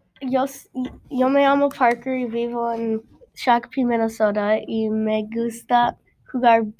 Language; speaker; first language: Spanish; non-native, learner; English